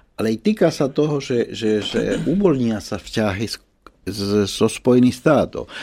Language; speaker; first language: Slovak; non-native, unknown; Spanish